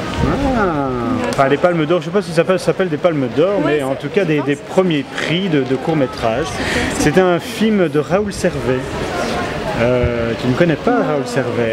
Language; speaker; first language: French; native; French